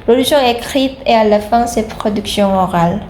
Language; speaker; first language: French; non-native, learner; Indonesian